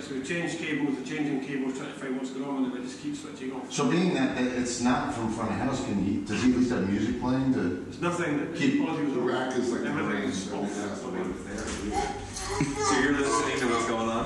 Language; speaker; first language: English; native; English